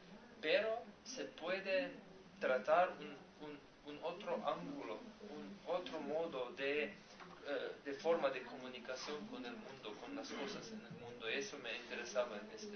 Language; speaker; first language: Spanish; non-native, learner; Slovenian